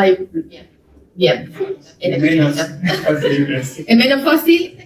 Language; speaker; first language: Spanish; native; Spanish